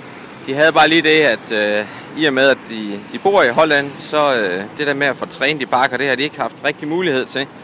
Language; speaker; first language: Danish; native; Danish